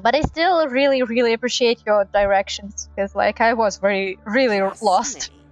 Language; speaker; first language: English; non-native, fluent; Russian